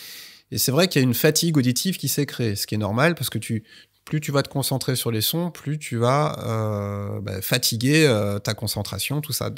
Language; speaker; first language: French; native; French